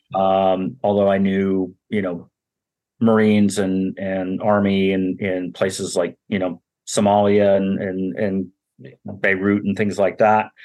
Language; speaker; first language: English; native; English